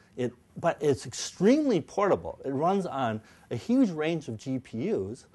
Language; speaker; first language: English; native; English